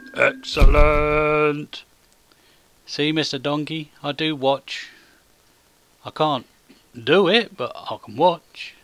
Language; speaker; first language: English; native; English